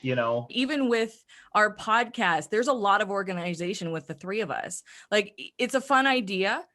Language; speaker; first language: English; native; English